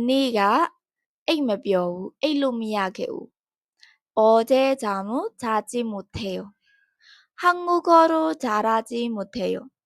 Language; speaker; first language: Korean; non-native, learner; Burmese